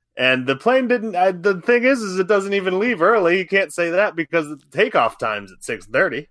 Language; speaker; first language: English; native; English